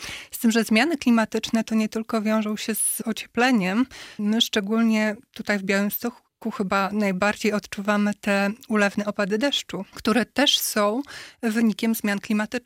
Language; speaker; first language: Polish; native; Polish